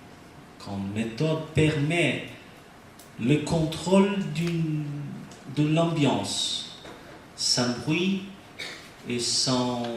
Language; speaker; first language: French; non-native, learner; Portuguese